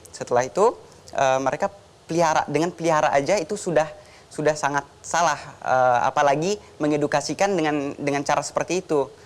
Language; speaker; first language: Indonesian; native; Indonesian